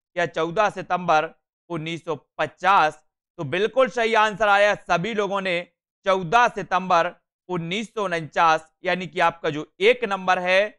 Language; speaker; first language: Hindi; native; Hindi